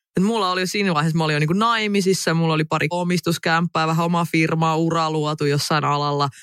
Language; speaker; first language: Finnish; early bilingual, other home language; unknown